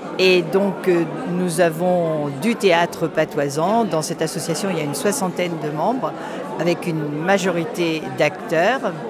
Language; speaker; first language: French; native; French